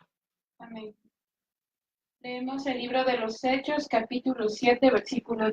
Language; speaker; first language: Spanish; native; Spanish